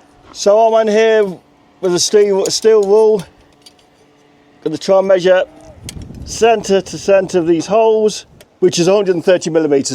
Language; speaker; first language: English; native; English